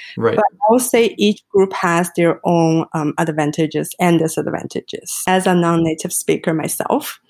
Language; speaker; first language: English; non-native, fluent; Chinese